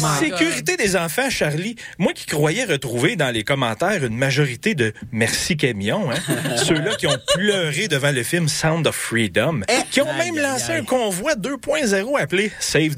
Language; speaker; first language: French; native; French